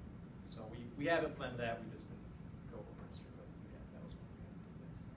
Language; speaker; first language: English; native; English